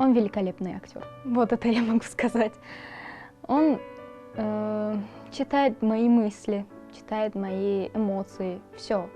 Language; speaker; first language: Russian; non-native, local second language; Tajik